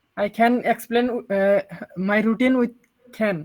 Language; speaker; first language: English; non-native, learner; Bangla